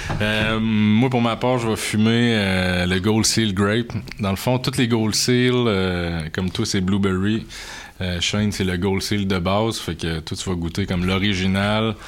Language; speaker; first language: French; native; French